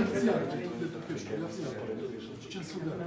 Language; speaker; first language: Russian; non-native, learner; Serbian